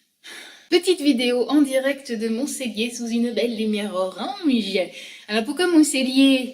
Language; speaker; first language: French; native; French